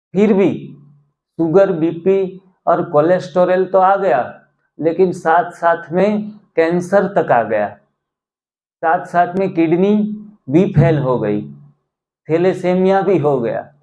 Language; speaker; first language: Hindi; non-native, local second language; Gujarati